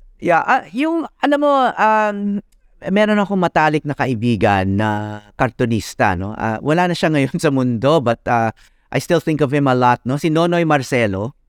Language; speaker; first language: Filipino; native; Filipino